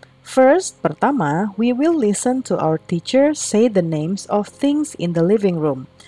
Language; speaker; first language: English; non-native, fluent; Indonesian